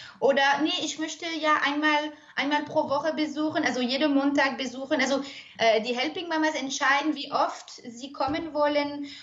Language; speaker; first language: German; non-native, fluent; French